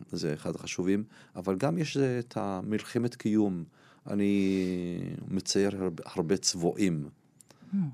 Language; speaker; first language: Hebrew; non-native, local second language; Arabic